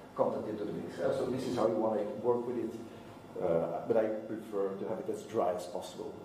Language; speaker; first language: English; non-native, fluent; Dutch